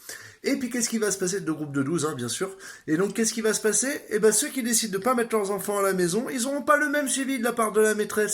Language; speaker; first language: French; native; French